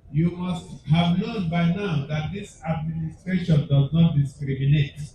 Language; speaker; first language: English; non-native, local second language; Igbo